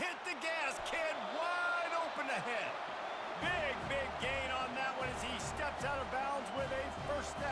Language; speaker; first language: English; native; English